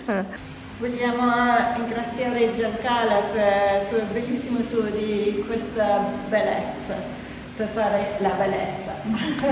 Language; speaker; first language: Italian; non-native, learner; English